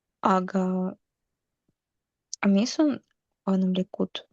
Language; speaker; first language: Estonian; non-native, local second language; Russian